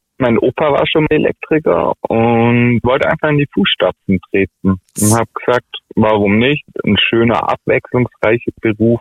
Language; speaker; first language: German; native; German